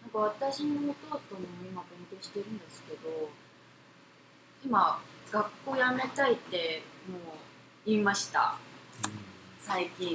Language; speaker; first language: Japanese; non-native, fluent; Korean